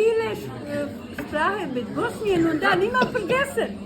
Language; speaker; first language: German; non-native, learner; Bosnian